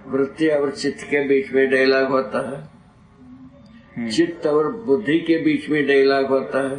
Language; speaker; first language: Hindi; non-native, local second language; Kannada